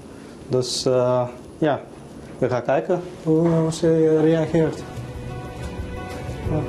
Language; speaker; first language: Dutch; non-native, learner; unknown